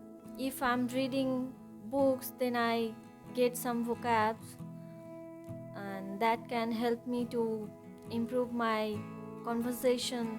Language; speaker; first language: English; non-native, learner; Bangla